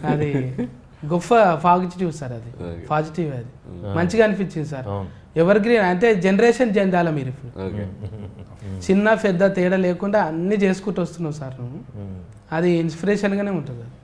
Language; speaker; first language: Telugu; native; Telugu